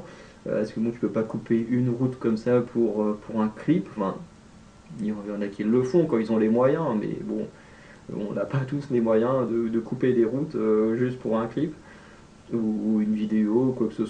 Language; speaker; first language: French; native; French